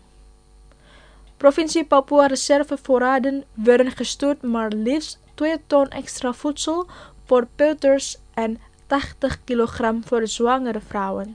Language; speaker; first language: Dutch; non-native, fluent; Indonesian